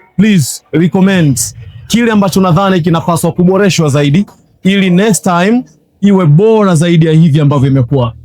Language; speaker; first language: Swahili; native; Swahili